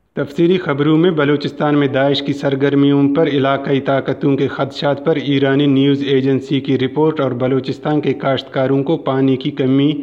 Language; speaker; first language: Urdu; non-native, local second language; Baluchi